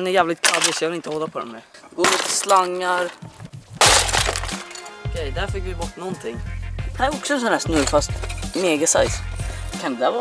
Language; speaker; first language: Swedish; native; Swedish